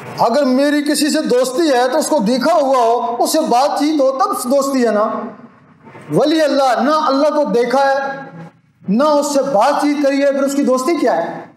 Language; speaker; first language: Urdu; non-native, local second language; Punjabi